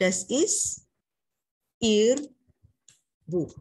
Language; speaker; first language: German; non-native, learner; Indonesian